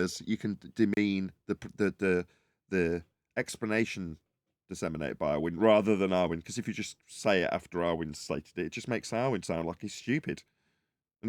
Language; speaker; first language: English; native; English